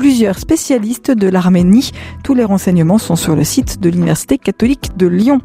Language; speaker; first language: French; native; French